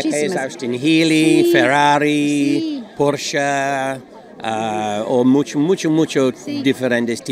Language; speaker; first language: Spanish; non-native, learner; English